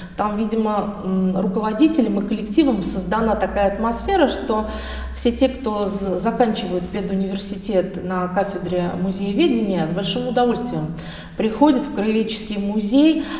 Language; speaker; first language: Russian; native; Russian